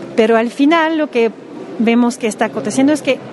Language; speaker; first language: Spanish; non-native, fluent; English